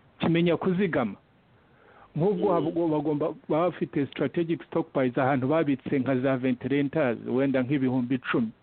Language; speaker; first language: Kinyarwanda; early bilingual, heritage; Kinyarwanda